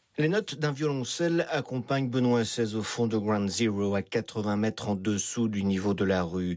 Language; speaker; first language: French; native; French